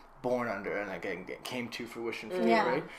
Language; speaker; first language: English; native; English